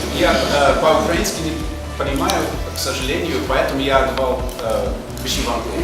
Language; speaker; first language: Russian; non-native, fluent; English